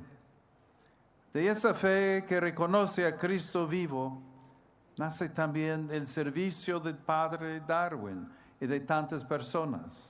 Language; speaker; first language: Spanish; non-native, fluent; English